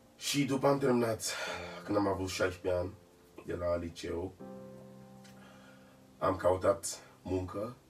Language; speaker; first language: Romanian; non-native, learner; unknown